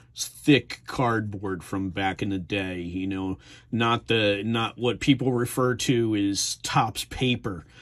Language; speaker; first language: English; native; English